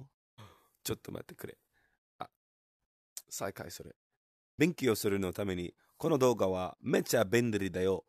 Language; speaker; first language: Japanese; non-native, learner; English